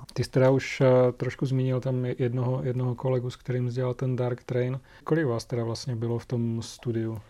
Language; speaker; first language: Czech; native; Czech